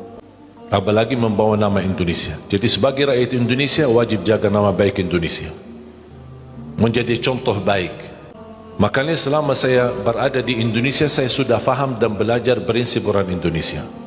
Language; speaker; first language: Indonesian; non-native, fluent; Arabic